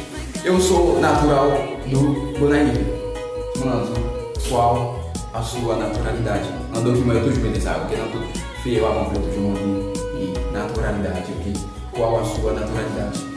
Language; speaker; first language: Portuguese; non-native, learner; Haitian Creole